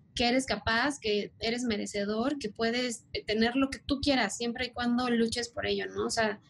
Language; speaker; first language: Spanish; native; Spanish